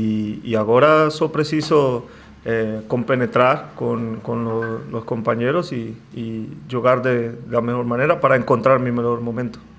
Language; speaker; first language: Portuguese; non-native, learner; Spanish